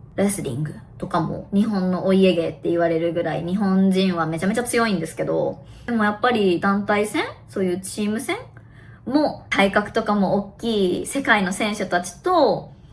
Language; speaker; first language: Japanese; native; Japanese